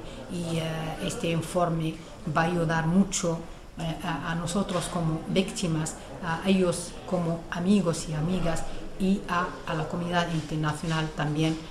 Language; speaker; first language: Spanish; non-native, fluent; Arabic